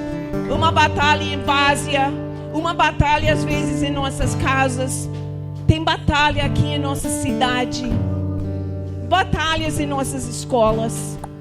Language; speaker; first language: Portuguese; non-native, fluent; English